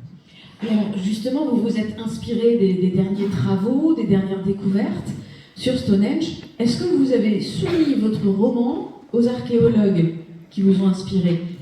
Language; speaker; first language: French; native; French